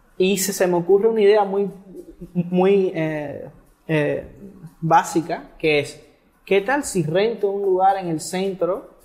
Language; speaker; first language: Spanish; native; Spanish